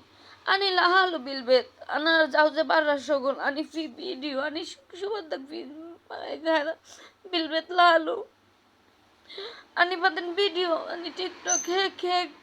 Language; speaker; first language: Arabic; non-native, learner; Bangla